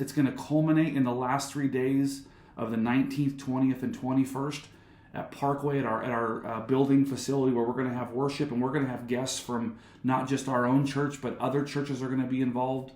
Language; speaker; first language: English; native; English